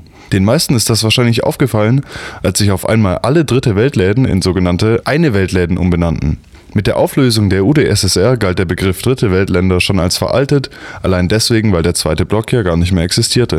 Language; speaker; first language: German; native; German